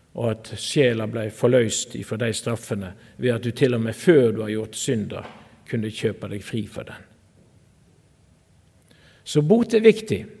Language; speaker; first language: Norwegian; native; Norwegian